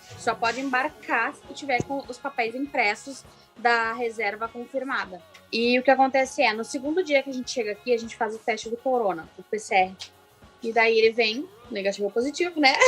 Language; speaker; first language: Portuguese; native; Portuguese